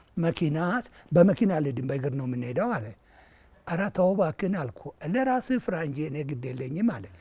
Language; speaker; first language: Amharic; non-native, local second language; Wolaytta